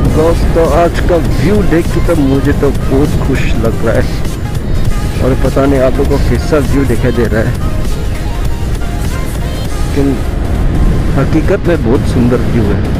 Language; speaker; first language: Hindi; non-native, local second language; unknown